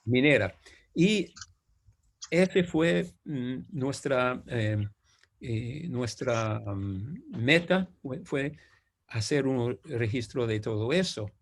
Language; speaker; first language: Spanish; non-native, fluent; English